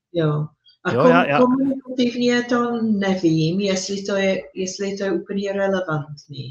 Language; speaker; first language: Czech; non-native, fluent; English